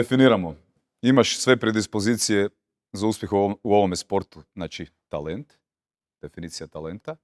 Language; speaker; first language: Croatian; native; Croatian